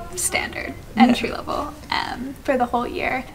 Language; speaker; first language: English; native; English